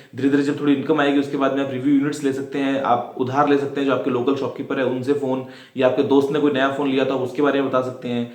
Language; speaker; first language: Hindi; native; Hindi